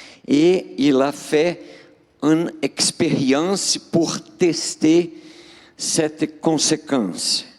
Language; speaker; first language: French; non-native, fluent; Portuguese